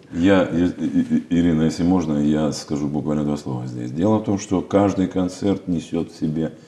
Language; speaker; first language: Russian; native; Russian